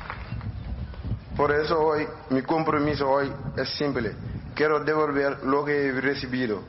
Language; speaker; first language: Spanish; non-native, learner; Wolof